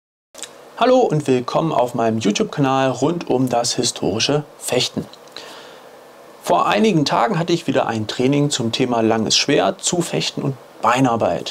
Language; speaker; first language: German; native; German